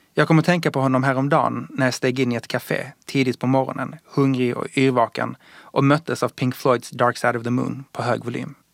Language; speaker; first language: Swedish; early bilingual, other home language; Persian